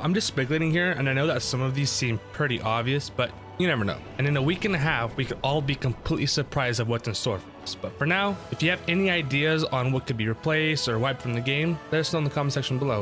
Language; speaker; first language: English; native; English